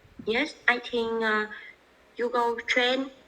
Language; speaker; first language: English; non-native, learner; Vietnamese